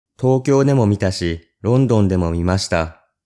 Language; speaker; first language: Japanese; native; Japanese